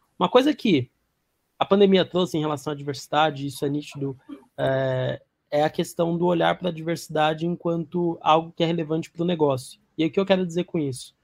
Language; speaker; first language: Portuguese; native; Portuguese